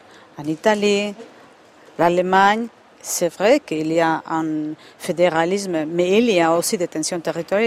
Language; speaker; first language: French; non-native, fluent; Spanish